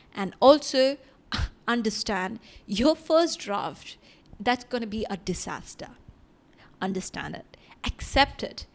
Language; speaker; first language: English; non-native, local second language; Malayalam